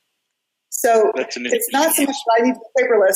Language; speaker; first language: English; native; English